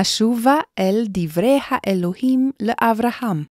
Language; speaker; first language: Hebrew; non-native, fluent; English